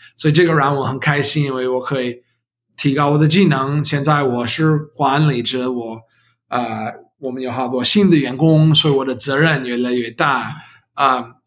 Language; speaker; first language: Chinese; non-native, learner; English